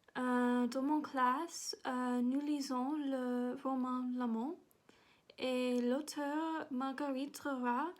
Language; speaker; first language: French; non-native, learner; English